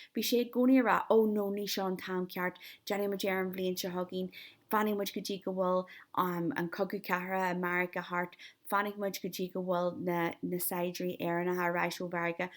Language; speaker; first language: Irish; native; Irish